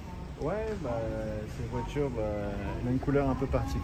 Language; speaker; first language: French; non-native, fluent; Japanese